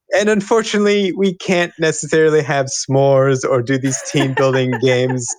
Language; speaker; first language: English; native; English